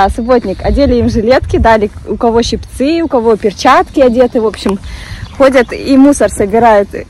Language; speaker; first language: Russian; native; Russian